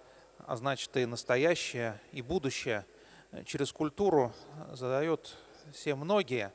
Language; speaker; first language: Russian; native; Russian